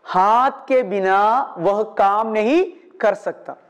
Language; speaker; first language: Hindi; non-native, local second language; Malayalam